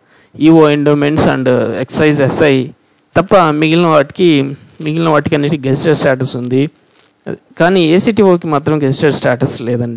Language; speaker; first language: Telugu; native; Telugu